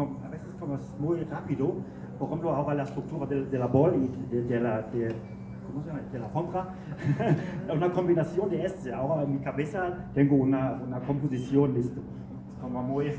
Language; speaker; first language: Spanish; non-native, learner; German